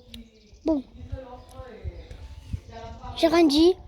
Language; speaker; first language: French; native; French